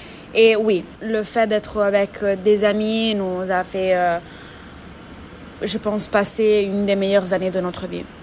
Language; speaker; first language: French; non-native, fluent; Italian